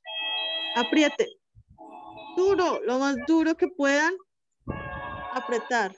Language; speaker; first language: Spanish; native; Spanish